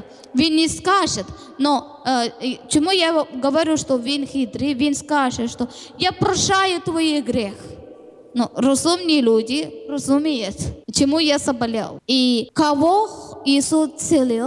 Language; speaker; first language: Ukrainian; non-native, learner; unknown